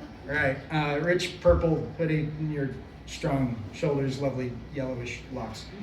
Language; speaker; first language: English; native; English